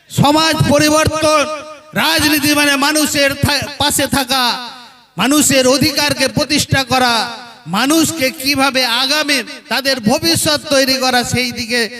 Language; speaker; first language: Bangla; non-native, local second language; Santali